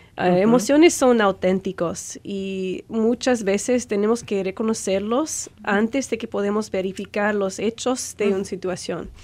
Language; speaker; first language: Spanish; non-native, fluent; English